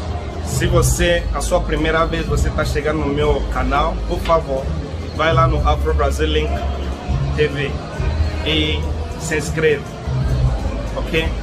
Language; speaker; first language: Portuguese; non-native, learner; Igbo